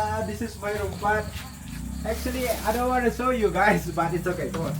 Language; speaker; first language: English; non-native, learner; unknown